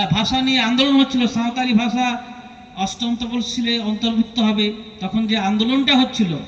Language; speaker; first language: Bangla; non-native, local second language; Santali